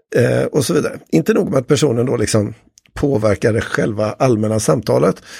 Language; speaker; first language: Swedish; native; Swedish